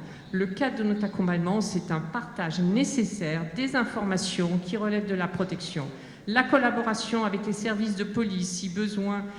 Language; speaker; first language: French; native; French